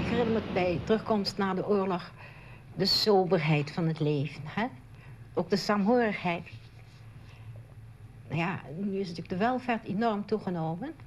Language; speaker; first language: Dutch; native; Dutch